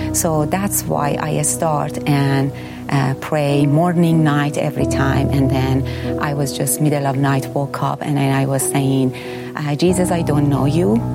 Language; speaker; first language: English; non-native, fluent; Persian